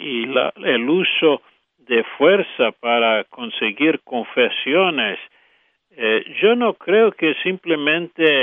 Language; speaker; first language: Spanish; non-native, fluent; English